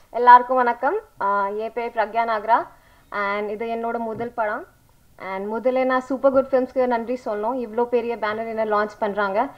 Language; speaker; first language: Tamil; non-native, fluent; Hindi